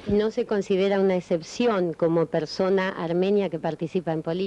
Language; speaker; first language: Spanish; native; Spanish